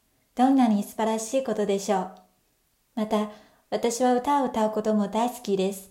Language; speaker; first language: Japanese; non-native, fluent; Chinese